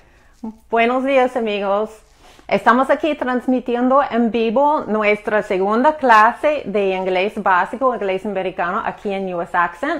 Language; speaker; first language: Spanish; non-native, fluent; English